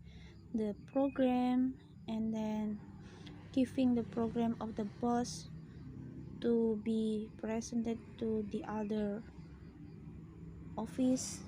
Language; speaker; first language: English; non-native, fluent; Indonesian